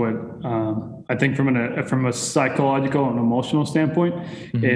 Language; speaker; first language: English; non-native, fluent; Spanish